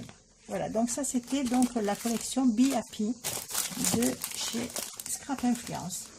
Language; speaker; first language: French; native; French